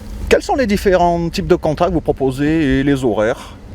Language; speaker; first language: French; native; French